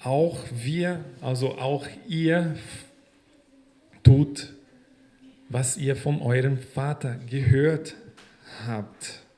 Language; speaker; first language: German; non-native, fluent; Portuguese